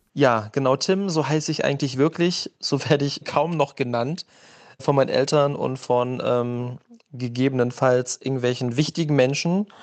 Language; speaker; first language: German; native; German